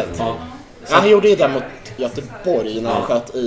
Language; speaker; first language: Swedish; native; Swedish